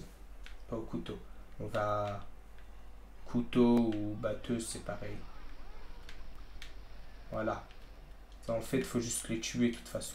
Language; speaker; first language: French; native; French